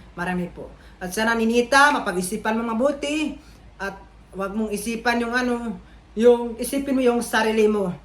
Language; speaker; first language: Filipino; non-native, local second language; Cebuano